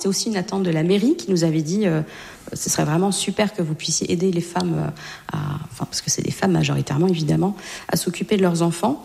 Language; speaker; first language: French; native; French